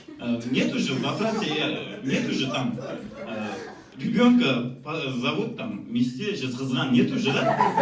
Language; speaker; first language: Russian; non-native, local second language; Kazakh